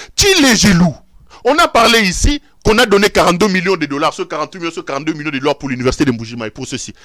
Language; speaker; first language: French; non-native, local second language; Lingala